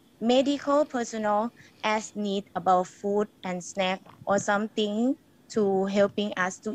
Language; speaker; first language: English; non-native, learner; Thai